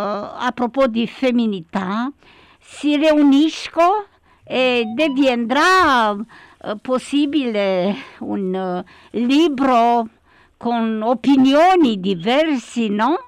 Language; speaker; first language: Italian; non-native, learner; Romanian